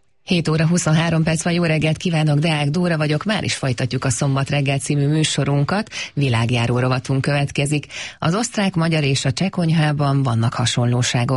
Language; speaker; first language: Hungarian; native; Hungarian